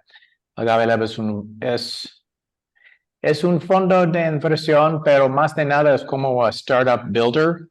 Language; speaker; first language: Spanish; non-native, learner; English